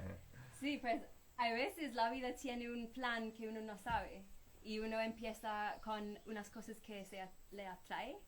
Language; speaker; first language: Spanish; non-native, fluent; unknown